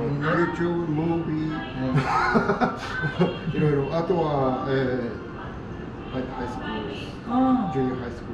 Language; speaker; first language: Japanese; non-native, learner; Nepali